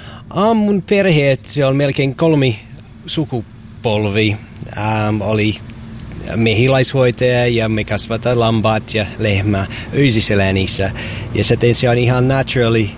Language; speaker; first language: Finnish; non-native, learner; English